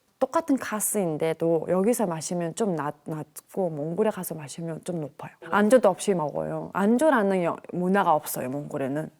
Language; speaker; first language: Korean; non-native, fluent; Mongolian